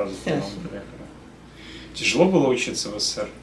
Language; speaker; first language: Russian; native; Russian